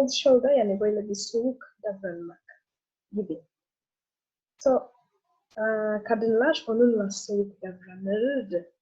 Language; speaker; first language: Turkish; non-native, learner; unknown